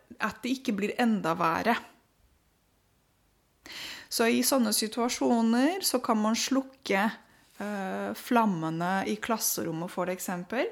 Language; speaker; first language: Norwegian; non-native, fluent; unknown